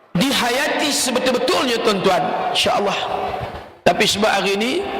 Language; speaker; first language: Malay; native; Malay